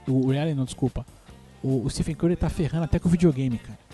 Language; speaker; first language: Portuguese; native; Portuguese